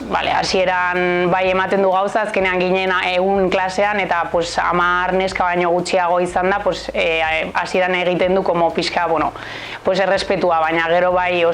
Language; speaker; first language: Basque; non-native, local second language; Spanish